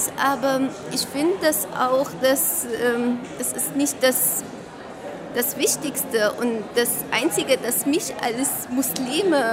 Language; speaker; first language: German; non-native, fluent; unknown